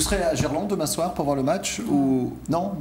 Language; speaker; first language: French; native; French